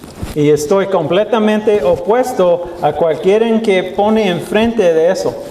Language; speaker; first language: Spanish; non-native, learner; English